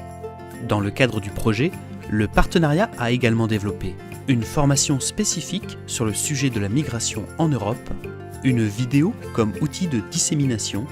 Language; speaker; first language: French; native; French